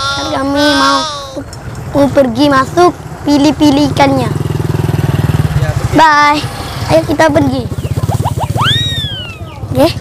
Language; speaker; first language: Indonesian; non-native, learner; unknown